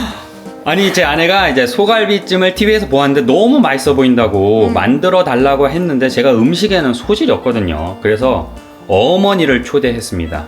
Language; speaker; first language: Korean; native; Korean